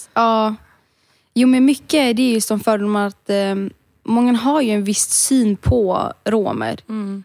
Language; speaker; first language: Swedish; early bilingual, other home language; Romany